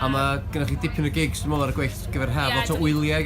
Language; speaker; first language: Welsh; native; Welsh